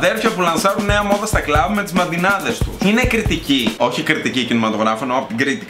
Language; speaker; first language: Greek; native; Greek